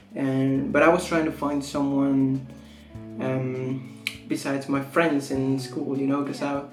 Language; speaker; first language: English; non-native, fluent; Spanish